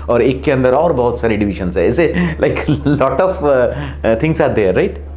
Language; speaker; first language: Hindi; non-native, local second language; Bangla